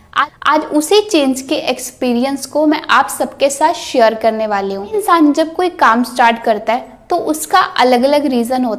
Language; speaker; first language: Hindi; native; Hindi